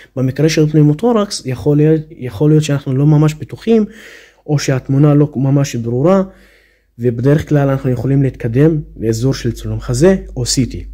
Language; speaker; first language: Hebrew; non-native, local second language; Arabic